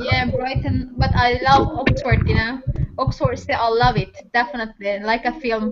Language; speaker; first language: English; non-native, learner; Turkish